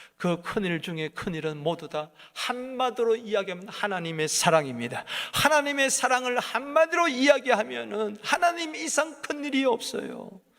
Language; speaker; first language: Korean; native; Korean